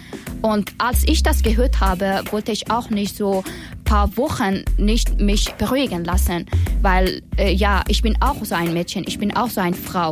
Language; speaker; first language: German; non-native, learner; Persian